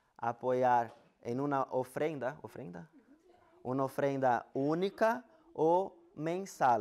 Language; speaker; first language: Spanish; non-native, fluent; Portuguese